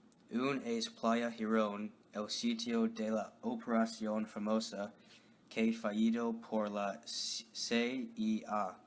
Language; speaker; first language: Spanish; non-native, learner; English